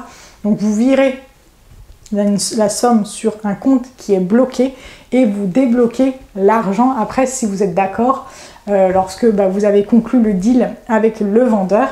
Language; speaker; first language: French; native; French